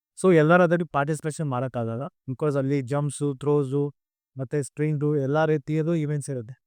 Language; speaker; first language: Kannada; non-native, local second language; Lambadi